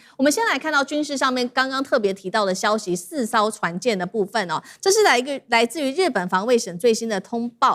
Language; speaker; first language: Chinese; native; Chinese